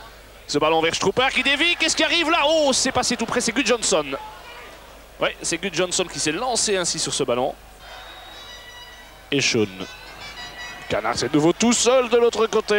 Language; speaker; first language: French; native; French